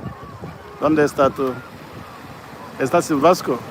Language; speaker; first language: Spanish; non-native, learner; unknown